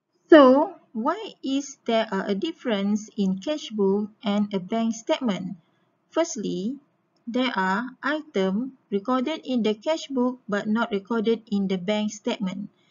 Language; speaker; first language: English; non-native, local second language; Malay